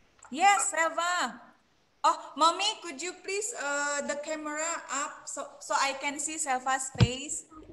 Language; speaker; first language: English; non-native, fluent; Indonesian